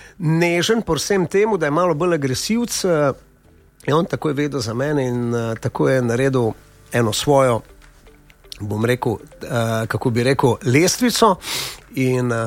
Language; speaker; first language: Slovenian; native; Slovenian